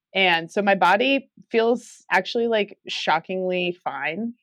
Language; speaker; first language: English; native; English